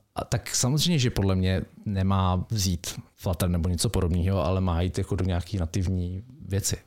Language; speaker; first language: Czech; native; Czech